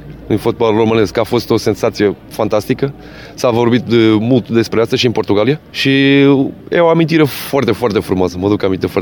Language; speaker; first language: Romanian; non-native, fluent; Portuguese